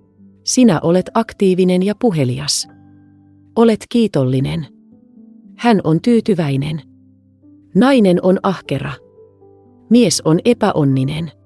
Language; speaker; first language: Finnish; non-native, fluent; Vietnamese